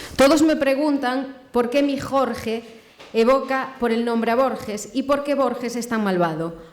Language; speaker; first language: Spanish; non-native, local second language; Galician